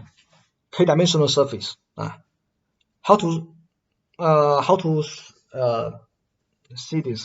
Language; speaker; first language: English; non-native, fluent; Chinese